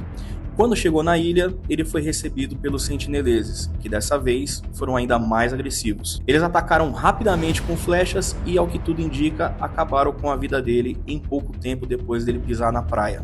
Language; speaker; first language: Portuguese; native; Portuguese